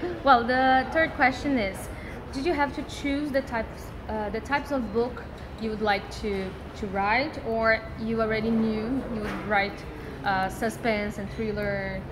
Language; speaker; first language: English; non-native, fluent; Portuguese